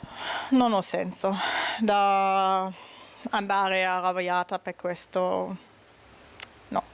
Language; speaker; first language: Italian; non-native, learner; German